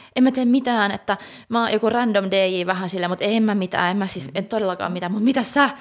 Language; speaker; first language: Finnish; non-native, local second language; Swedish